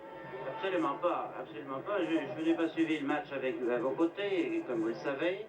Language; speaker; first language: French; native; French